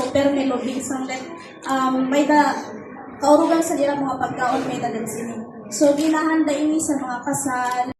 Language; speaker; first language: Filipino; non-native, local second language; Hiligaynon